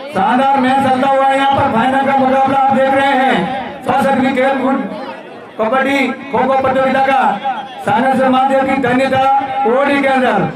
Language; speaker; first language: Hindi; native; Hindi